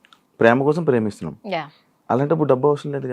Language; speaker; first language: Telugu; native; Telugu